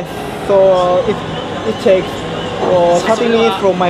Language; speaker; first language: English; non-native, learner; Japanese